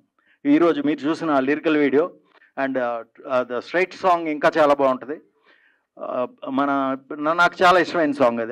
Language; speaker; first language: Telugu; native; Telugu